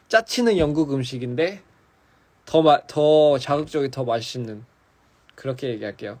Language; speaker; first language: Korean; early bilingual, heritage; English